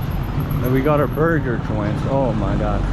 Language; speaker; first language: English; non-native, fluent; Finnish